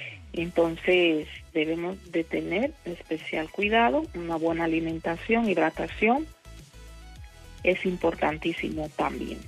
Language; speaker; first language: Spanish; native; Spanish